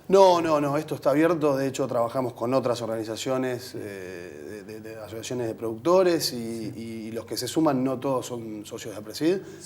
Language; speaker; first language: Spanish; native; Spanish